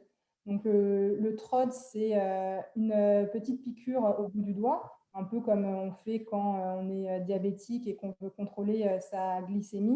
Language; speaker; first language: French; native; French